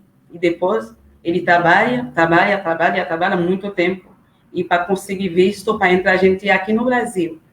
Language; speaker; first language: Portuguese; non-native, learner; Haitian Creole